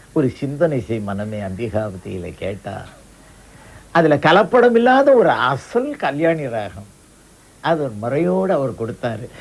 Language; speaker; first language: Tamil; non-native, local second language; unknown